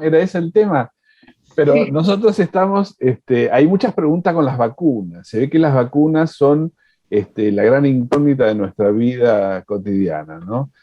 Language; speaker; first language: Spanish; native; Spanish